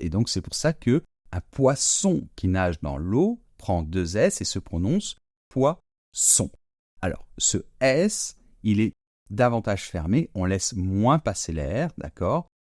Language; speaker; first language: French; native; French